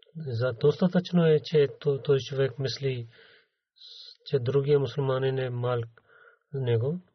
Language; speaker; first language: Bulgarian; non-native, learner; Urdu